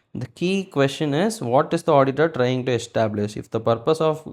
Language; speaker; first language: English; non-native, local second language; Tamil